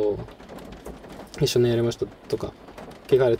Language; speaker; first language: Japanese; non-native, fluent; Norwegian